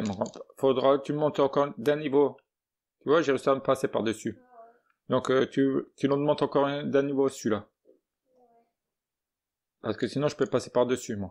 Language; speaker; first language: French; native; French